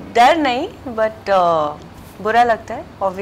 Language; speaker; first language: Hindi; native; Hindi